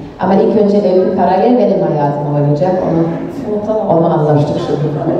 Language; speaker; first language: Turkish; non-native, fluent; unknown